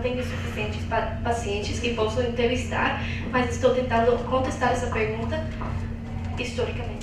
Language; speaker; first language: Portuguese; non-native, fluent; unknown